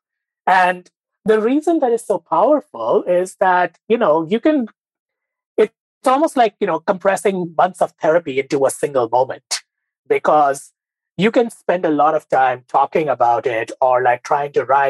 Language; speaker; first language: English; non-native, local second language; Bangla